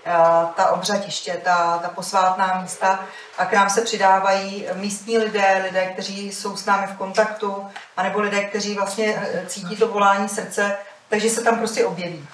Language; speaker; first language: Czech; native; Czech